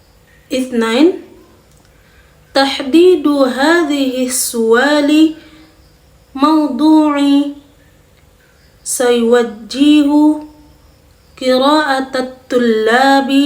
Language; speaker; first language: Arabic; non-native, fluent; Indonesian